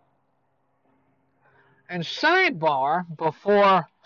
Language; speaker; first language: English; native; English